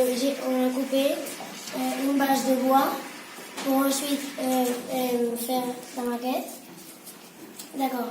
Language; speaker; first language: French; non-native, local second language; Spanish